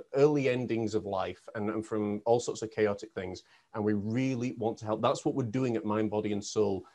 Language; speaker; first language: English; native; English